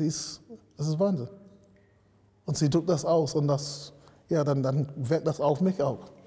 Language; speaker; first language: German; non-native, fluent; English